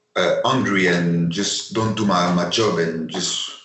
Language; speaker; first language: English; non-native, fluent; French